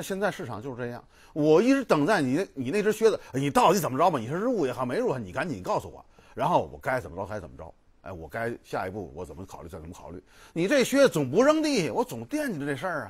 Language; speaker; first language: Chinese; native; Chinese